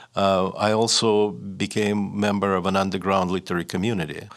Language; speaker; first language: English; non-native, fluent; Russian